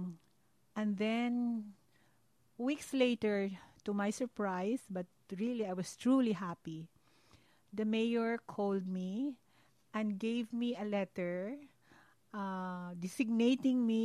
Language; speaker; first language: English; non-native, local second language; Hiligaynon